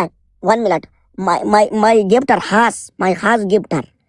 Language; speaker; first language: English; non-native, learner; Urdu